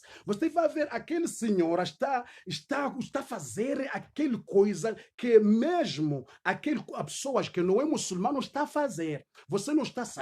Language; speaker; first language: Portuguese; non-native, learner; Swahili